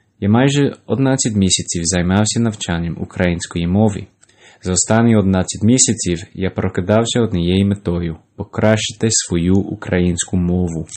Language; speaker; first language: Ukrainian; non-native, learner; English